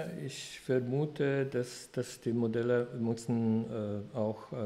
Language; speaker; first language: German; non-native, fluent; Polish